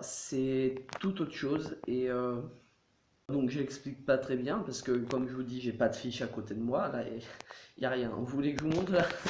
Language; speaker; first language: French; native; French